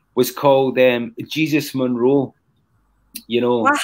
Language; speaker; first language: English; native; English